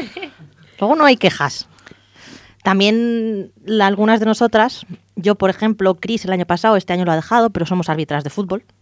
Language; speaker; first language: Spanish; native; Spanish